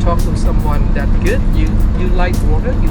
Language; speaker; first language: English; non-native, learner; Thai